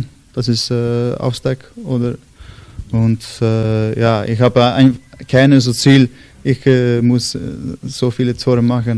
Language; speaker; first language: German; non-native, learner; Icelandic